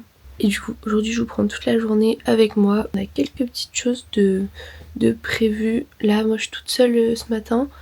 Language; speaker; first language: French; native; French